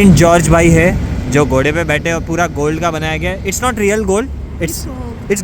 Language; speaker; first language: Hindi; native; Hindi